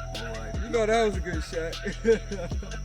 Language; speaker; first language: English; native; English